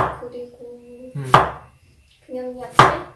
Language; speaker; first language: Korean; non-native, learner; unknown